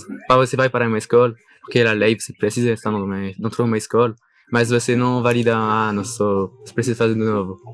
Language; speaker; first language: Portuguese; non-native, learner; French